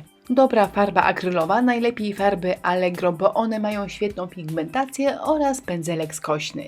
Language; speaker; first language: Polish; native; Polish